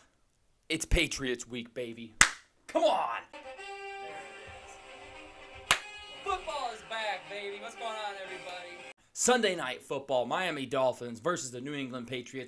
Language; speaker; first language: English; native; English